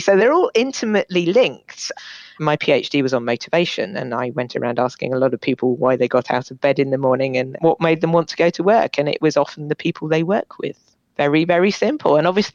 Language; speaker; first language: English; native; English